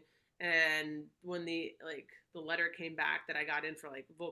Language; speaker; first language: English; native; English